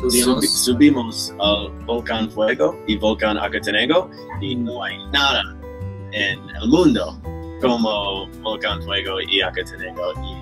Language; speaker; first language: Spanish; non-native, learner; English